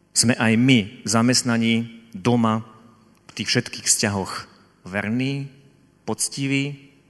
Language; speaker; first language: Slovak; native; Slovak